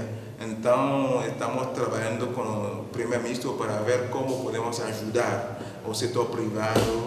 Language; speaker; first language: Portuguese; non-native, fluent; Spanish